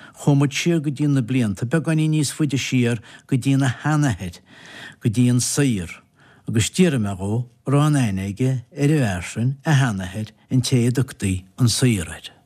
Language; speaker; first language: Irish; native; Irish